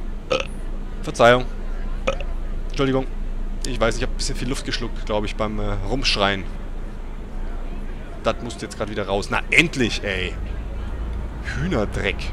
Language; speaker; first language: German; native; German